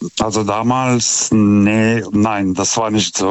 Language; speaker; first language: German; non-native, fluent; Lithuanian